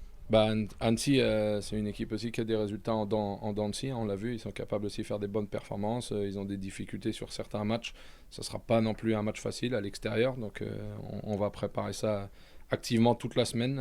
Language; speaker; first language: French; native; French